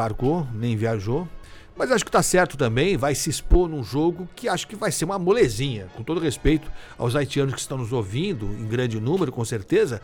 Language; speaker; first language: Portuguese; native; Portuguese